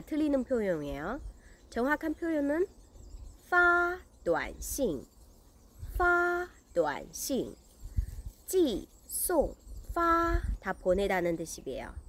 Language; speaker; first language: Korean; non-native, learner; Chinese